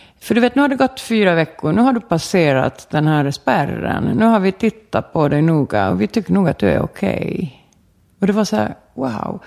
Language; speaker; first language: Swedish; native; Swedish